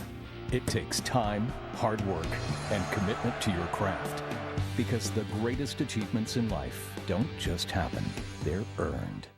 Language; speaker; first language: English; native; English